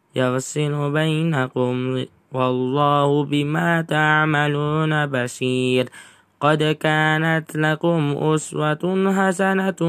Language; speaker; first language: Arabic; non-native, learner; Indonesian